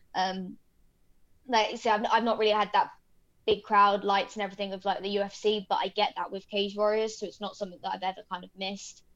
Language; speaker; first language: English; native; English